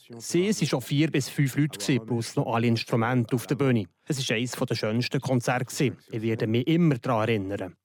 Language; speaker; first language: German; non-native, local second language; French